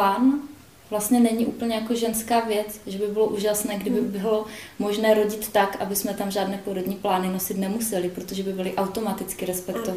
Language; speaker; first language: Czech; native; Czech